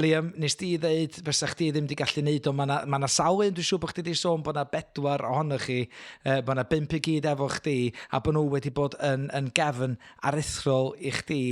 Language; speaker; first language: Welsh; native; Welsh